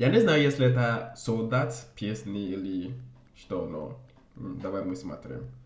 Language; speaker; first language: Russian; non-native, learner; English